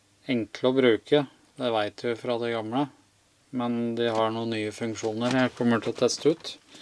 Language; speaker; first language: Norwegian; native; Norwegian